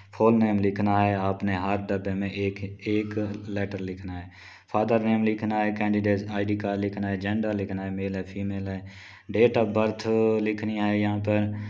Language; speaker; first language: Urdu; non-native, local second language; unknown